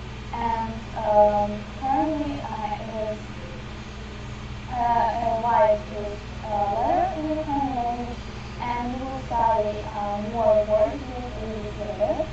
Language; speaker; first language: English; non-native, learner; Ukrainian